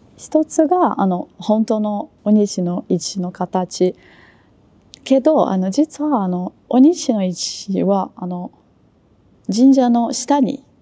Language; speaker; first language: Japanese; non-native, learner; Portuguese